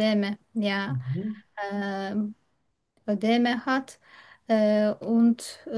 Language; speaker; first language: German; non-native, learner; Turkish